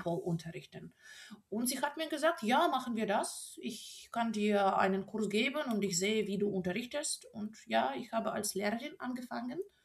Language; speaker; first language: German; non-native, fluent; Russian